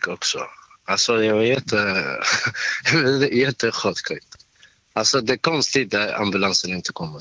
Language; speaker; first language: Swedish; non-native, learner; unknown